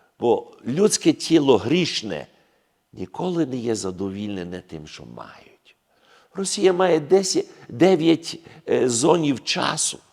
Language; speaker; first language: Ukrainian; early bilingual, heritage; Ukrainian